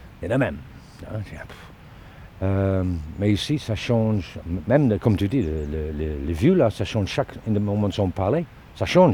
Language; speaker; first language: French; non-native, learner; English